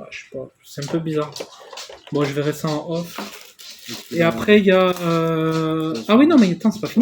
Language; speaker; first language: French; native; French